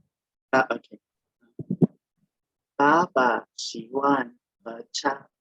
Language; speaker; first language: Chinese; non-native, learner; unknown